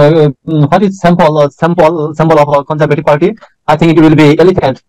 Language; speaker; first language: English; non-native, learner; Bangla